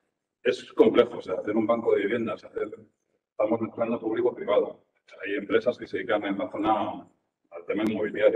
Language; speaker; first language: Spanish; native; Spanish